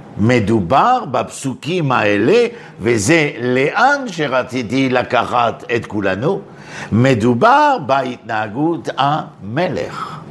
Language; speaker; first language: Hebrew; non-native, fluent; French